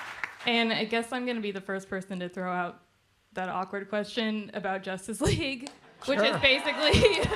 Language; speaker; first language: English; native; English